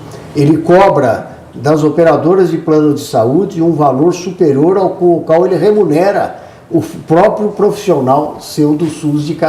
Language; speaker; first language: Portuguese; native; Portuguese